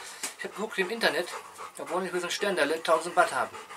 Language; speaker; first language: German; native; German